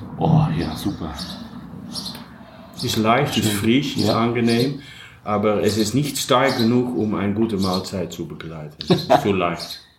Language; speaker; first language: German; non-native, learner; Dutch